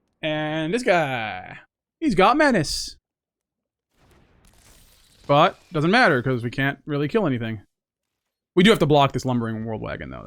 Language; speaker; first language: English; native; English